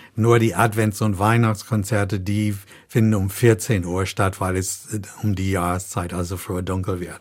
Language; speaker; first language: German; non-native, fluent; English